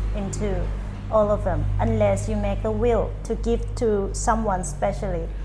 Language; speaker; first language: English; non-native, fluent; Thai